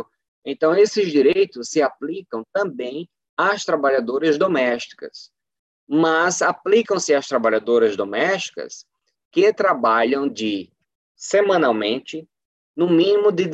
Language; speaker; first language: Portuguese; native; Portuguese